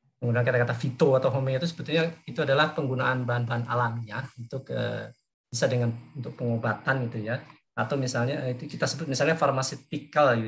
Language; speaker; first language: Indonesian; native; Indonesian